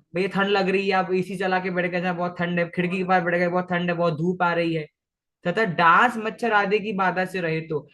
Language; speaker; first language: Hindi; non-native, local second language; Marathi